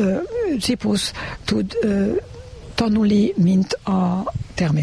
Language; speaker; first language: Hungarian; non-native, learner; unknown